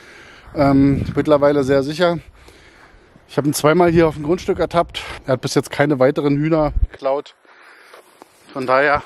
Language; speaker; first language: German; native; German